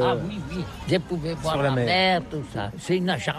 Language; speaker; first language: French; non-native, learner; Catalan